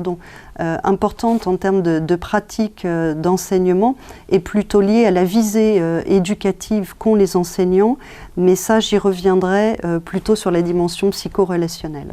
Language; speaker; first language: French; native; French